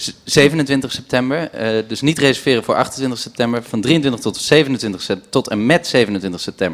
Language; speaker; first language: Dutch; native; Dutch